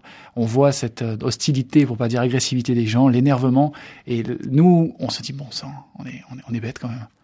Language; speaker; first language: French; native; French